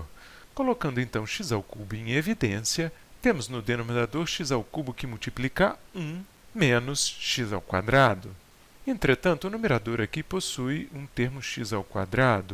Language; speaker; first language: Portuguese; native; Portuguese